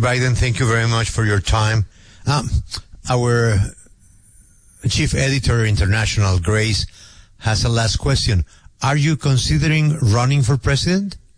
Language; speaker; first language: English; non-native, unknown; Spanish